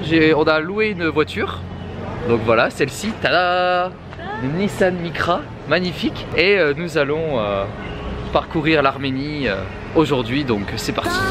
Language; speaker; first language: French; native; French